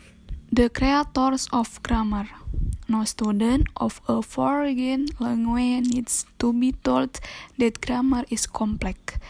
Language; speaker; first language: English; non-native, learner; Indonesian